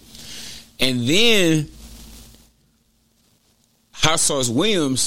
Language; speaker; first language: English; native; English